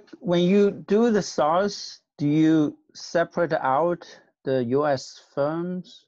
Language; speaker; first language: English; non-native, fluent; Chinese